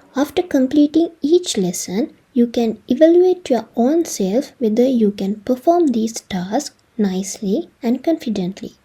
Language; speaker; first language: English; non-native, local second language; Sinhala